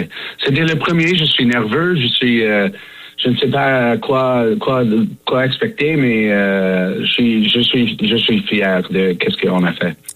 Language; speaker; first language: French; non-native, fluent; English